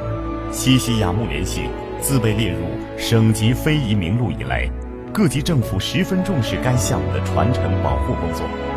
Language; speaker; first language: Chinese; native; Chinese